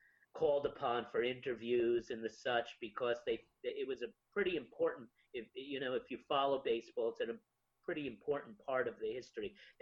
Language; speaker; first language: English; native; English